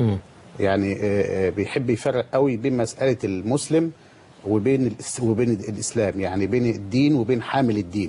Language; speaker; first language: Arabic; native; Arabic